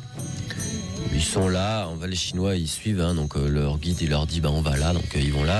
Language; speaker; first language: French; native; French